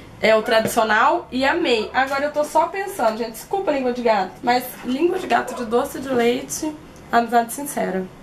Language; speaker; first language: Portuguese; native; Portuguese